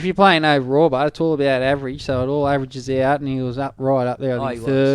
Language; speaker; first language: English; native; English